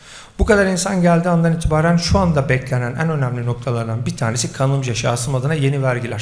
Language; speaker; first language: Turkish; native; Turkish